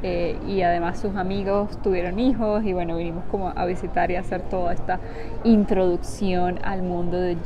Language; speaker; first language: Spanish; native; Spanish